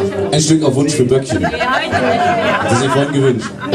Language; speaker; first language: German; native; German